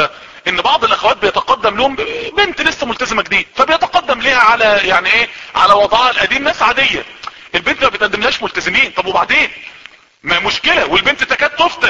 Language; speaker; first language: Arabic; native; Arabic